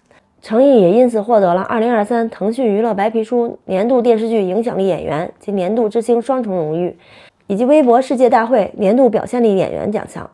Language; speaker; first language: Chinese; native; Chinese